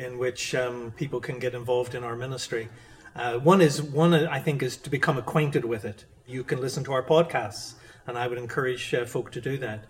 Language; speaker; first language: English; native; English